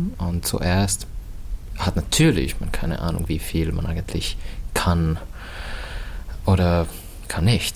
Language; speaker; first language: German; non-native, fluent; Finnish